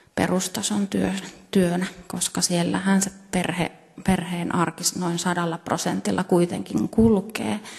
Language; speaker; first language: Finnish; native; Finnish